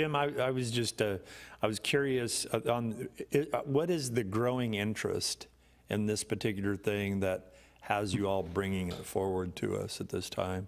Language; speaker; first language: English; native; English